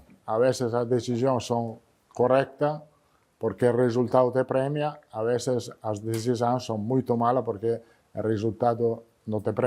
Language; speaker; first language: Portuguese; non-native, fluent; Italian